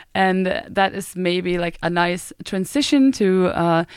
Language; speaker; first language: English; non-native, fluent; German